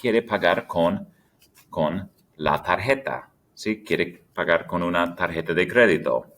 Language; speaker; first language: Spanish; non-native, fluent; English